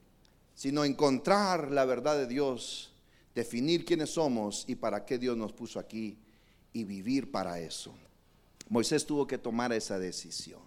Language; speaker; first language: Spanish; native; Spanish